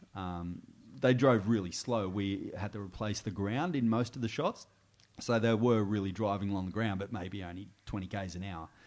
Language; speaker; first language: English; native; English